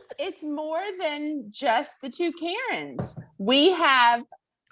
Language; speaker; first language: English; native; English